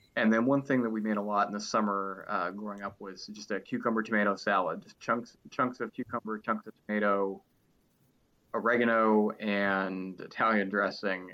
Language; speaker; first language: English; native; English